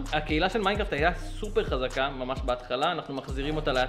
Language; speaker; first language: Hebrew; native; Hebrew